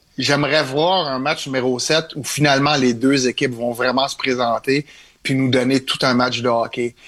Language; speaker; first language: French; native; French